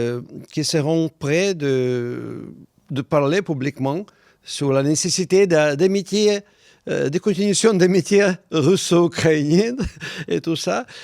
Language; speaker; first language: French; non-native, fluent; Russian